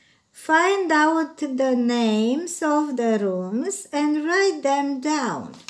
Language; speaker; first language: English; non-native, fluent; Romanian